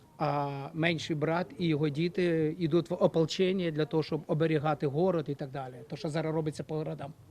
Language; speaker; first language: Ukrainian; native; Ukrainian